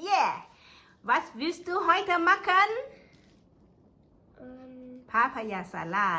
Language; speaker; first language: German; non-native, learner; Thai